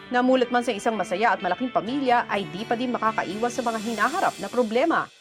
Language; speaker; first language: Filipino; native; Filipino